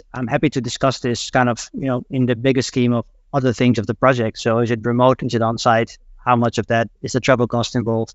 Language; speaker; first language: English; non-native, fluent; Dutch